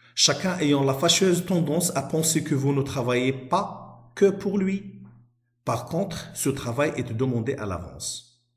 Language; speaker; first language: French; non-native, local second language; Arabic